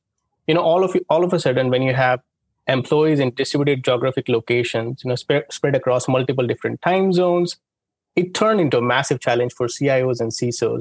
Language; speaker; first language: English; non-native, local second language; Hindi